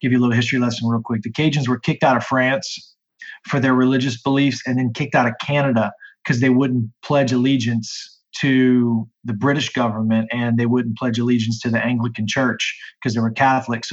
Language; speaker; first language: English; native; English